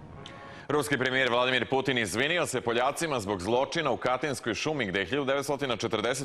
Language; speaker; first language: Serbian; native; Serbian